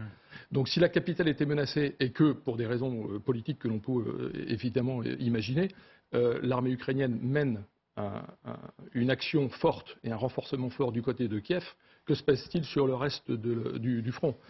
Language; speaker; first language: French; native; French